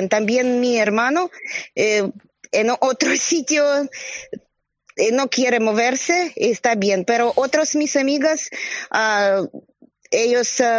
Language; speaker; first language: Spanish; non-native, learner; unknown